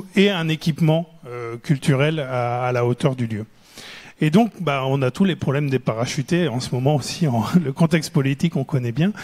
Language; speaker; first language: French; native; French